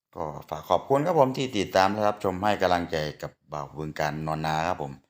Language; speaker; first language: Thai; native; Thai